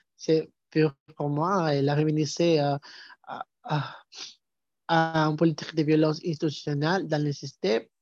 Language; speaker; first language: French; non-native, learner; Spanish